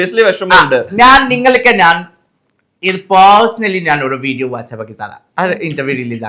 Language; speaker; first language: Malayalam; non-native, local second language; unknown